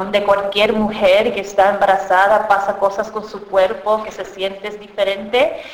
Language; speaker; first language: Spanish; early bilingual, other home language; English